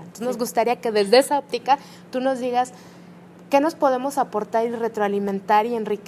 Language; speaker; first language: Spanish; native; Spanish